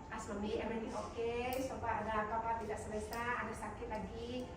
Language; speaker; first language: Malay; non-native, local second language; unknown